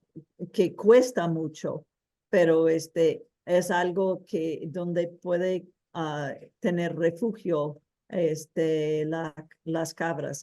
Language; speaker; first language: Spanish; early bilingual, heritage; Spanish